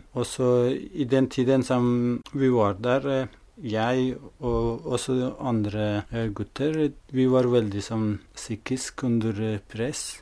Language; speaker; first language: Norwegian; non-native, fluent; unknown